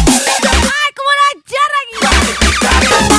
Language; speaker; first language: English; non-native, learner; Indonesian